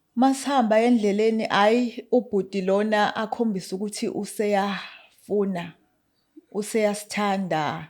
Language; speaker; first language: Zulu; native; Zulu